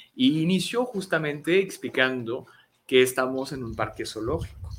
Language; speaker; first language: Spanish; non-native, fluent; French